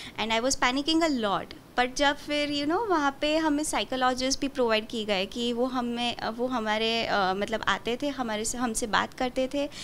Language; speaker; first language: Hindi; non-native, local second language; Gujarati